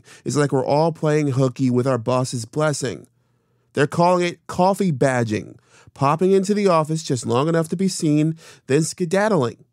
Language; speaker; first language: English; native; English